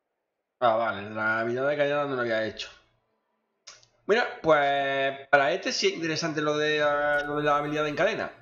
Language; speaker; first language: Spanish; native; Spanish